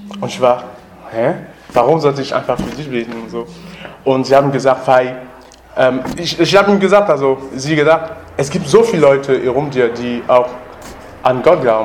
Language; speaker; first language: German; non-native, learner; French